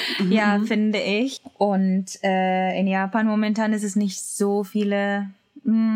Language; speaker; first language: German; non-native, learner; Japanese